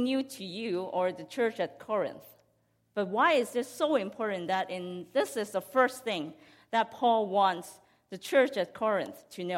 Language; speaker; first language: English; non-native, local second language; Cantonese